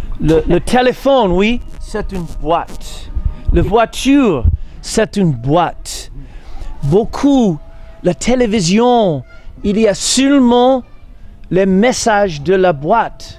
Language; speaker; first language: French; non-native, learner; English